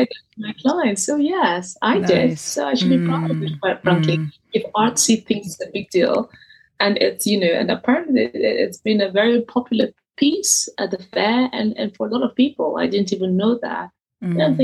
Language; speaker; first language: English; non-native, local second language; Igbo